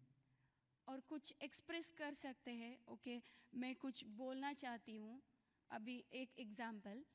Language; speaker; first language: Hindi; non-native, local second language; Kannada